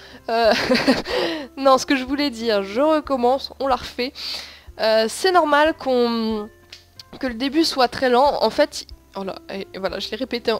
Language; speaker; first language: French; native; French